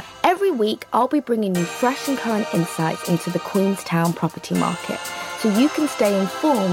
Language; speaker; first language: English; native; English